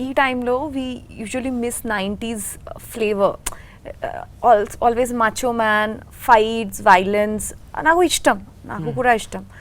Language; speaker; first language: Telugu; non-native, learner; Bangla